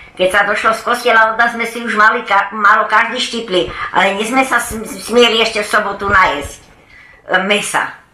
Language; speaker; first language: Slovak; early bilingual, heritage; Slovak